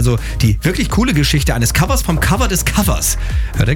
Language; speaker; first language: German; native; German